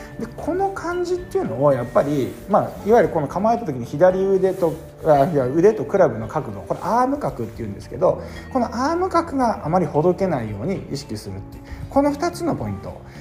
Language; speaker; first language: Japanese; native; Japanese